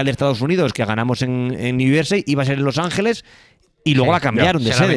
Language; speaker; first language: Spanish; non-native, fluent; Arabic